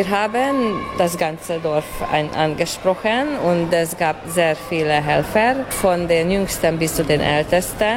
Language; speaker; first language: German; native; German